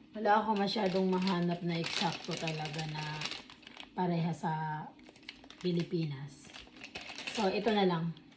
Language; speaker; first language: Filipino; non-native, local second language; Waray